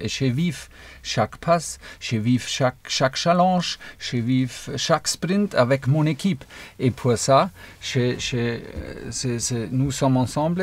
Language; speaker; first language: French; non-native, fluent; German